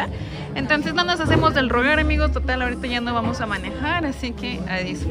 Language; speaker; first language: Spanish; native; Spanish